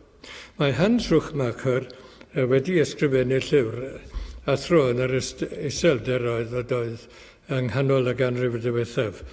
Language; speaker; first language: Welsh; native; Welsh